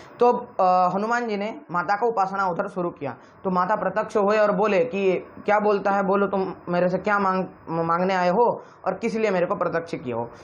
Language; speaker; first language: Hindi; non-native, local second language; Odia